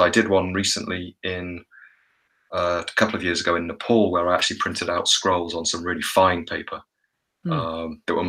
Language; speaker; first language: English; native; English